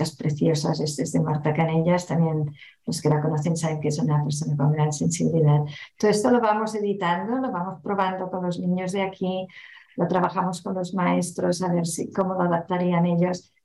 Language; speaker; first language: Spanish; non-native, local second language; Catalan